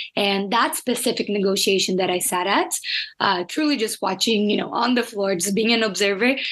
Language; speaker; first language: English; non-native, fluent; Portuguese